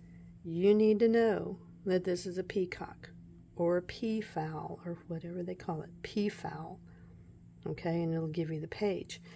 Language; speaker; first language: English; native; English